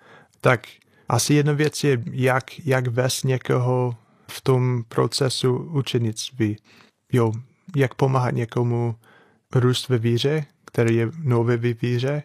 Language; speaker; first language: Czech; non-native, fluent; English